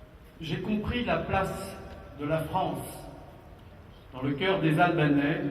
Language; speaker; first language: French; native; French